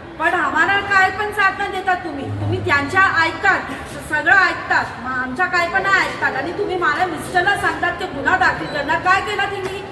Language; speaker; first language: Marathi; non-native, local second language; Urdu